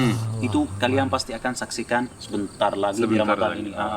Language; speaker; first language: Indonesian; non-native, fluent; Arabic